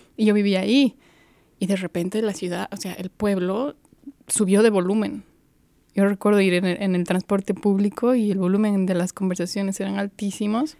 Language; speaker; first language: Spanish; native; Spanish